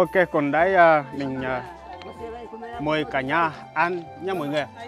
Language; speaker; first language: Vietnamese; non-native, learner; Portuguese